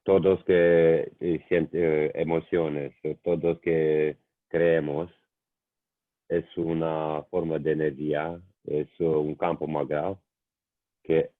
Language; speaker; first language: Spanish; non-native, learner; Italian